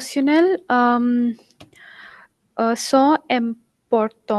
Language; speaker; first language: French; non-native, learner; Hindi